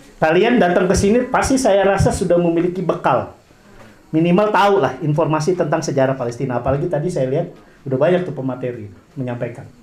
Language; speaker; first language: Indonesian; non-native, local second language; Madurese